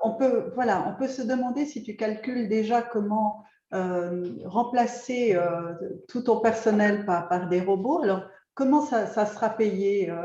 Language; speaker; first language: French; native; French